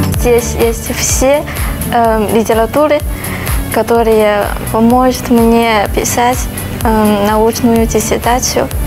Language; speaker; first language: Russian; non-native, learner; Chinese